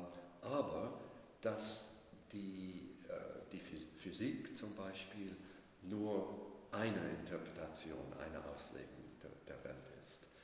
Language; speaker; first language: German; non-native, fluent; English